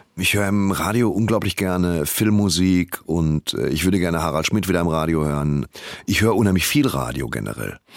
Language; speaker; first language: German; native; German